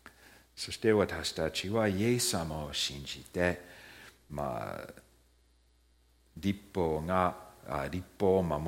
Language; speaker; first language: Japanese; early bilingual, heritage; Japanese